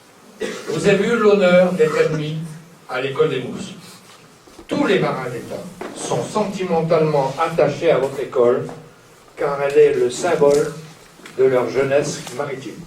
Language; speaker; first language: French; native; French